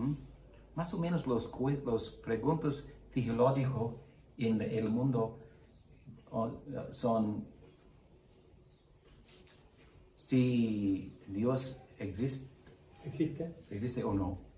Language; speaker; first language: Spanish; non-native, learner; English